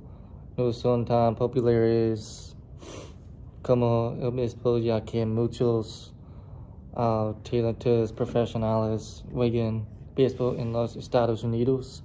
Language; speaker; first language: Spanish; non-native, learner; English